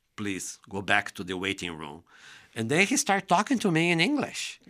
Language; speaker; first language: English; non-native, fluent; Portuguese